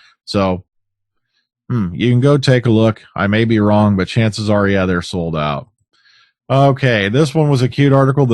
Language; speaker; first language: English; native; English